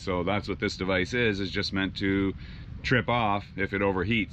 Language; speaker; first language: English; native; English